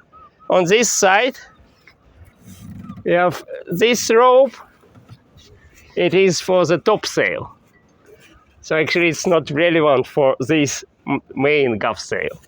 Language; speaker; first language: English; non-native, fluent; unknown